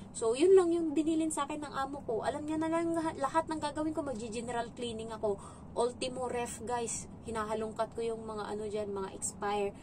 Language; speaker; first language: Filipino; native; Filipino